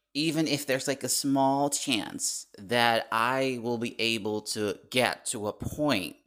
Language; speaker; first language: English; non-native, fluent; Dutch